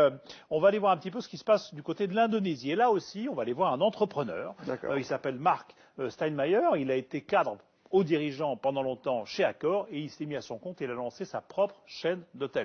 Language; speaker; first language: French; native; French